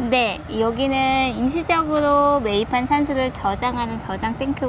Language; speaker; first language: Korean; native; Korean